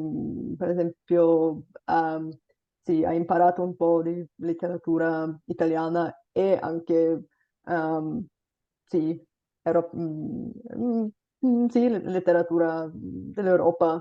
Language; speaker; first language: Italian; non-native, fluent; Bulgarian